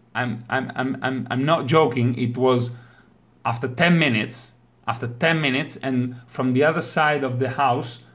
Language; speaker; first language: English; non-native, fluent; Italian